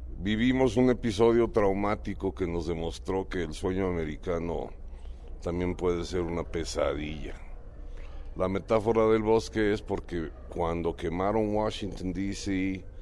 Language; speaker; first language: Spanish; early bilingual, heritage; English